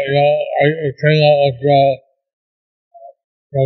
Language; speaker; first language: Spanish; non-native, learner; English